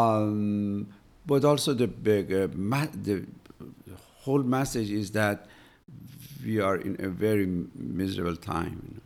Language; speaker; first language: English; non-native, fluent; Persian